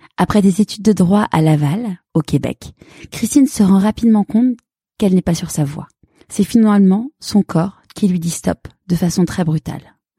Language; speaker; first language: French; native; French